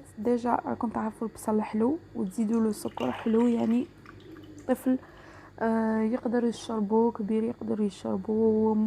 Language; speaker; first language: Arabic; native; Arabic